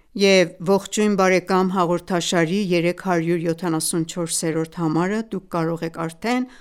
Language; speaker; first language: Armenian; native; Armenian